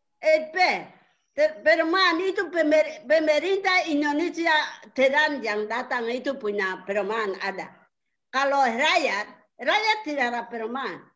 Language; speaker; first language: Indonesian; non-native, local second language; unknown